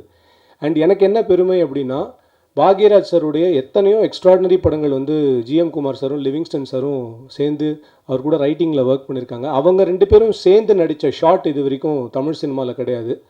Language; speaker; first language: Tamil; native; Tamil